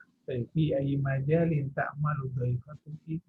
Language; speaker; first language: Arabic; non-native, fluent; Indonesian